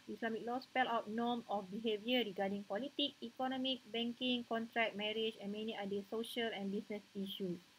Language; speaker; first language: English; non-native, local second language; Malay